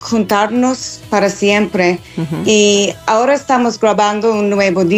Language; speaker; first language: Spanish; non-native, learner; English